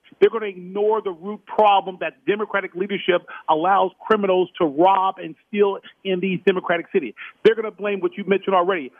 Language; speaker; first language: English; native; English